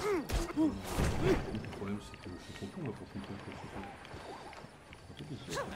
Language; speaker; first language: French; native; French